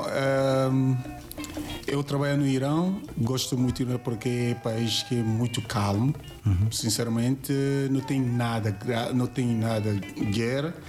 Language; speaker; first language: Portuguese; non-native, learner; Yoruba